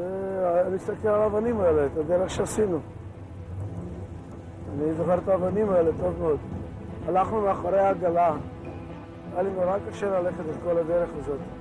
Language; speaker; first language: Hebrew; non-native, fluent; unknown